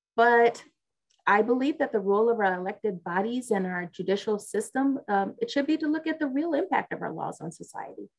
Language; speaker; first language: English; native; English